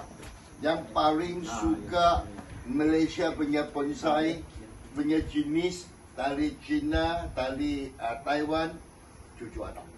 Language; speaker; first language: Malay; non-native, local second language; Chinese